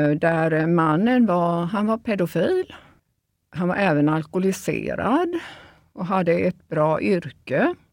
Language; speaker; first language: Swedish; early bilingual, other home language; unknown